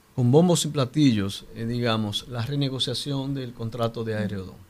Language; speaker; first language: Spanish; native; Spanish